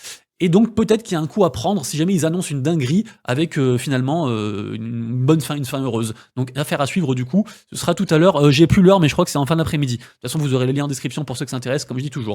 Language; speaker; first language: French; native; French